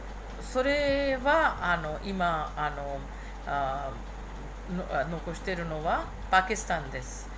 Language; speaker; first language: Japanese; non-native, fluent; Hindi